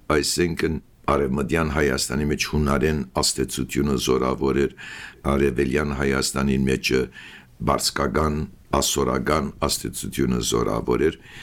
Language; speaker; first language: Armenian; early bilingual, heritage; Armenian